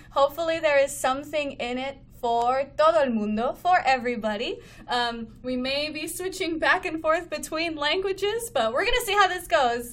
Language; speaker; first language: English; native; English